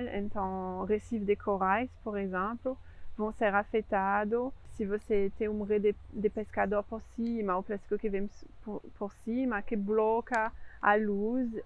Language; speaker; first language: Portuguese; non-native, fluent; French